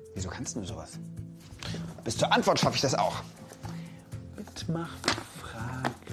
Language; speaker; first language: German; native; German